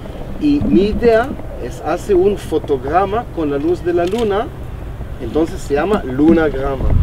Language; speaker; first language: Spanish; non-native, learner; Hebrew